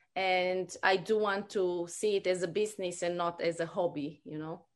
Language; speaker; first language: English; non-native, fluent; Romanian